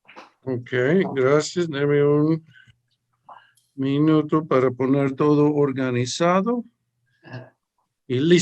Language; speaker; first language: Spanish; early bilingual, heritage; English